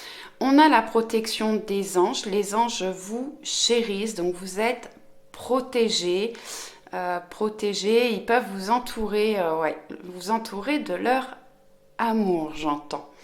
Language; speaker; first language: French; native; French